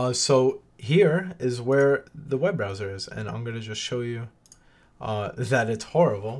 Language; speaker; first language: English; native; English